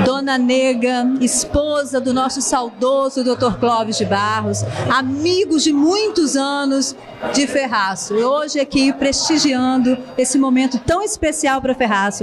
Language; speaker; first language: Portuguese; native; Portuguese